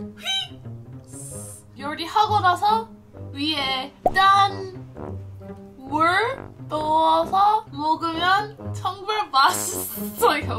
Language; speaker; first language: Korean; non-native, learner; English